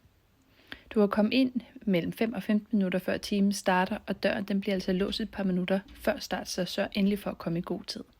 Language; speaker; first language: Danish; native; Danish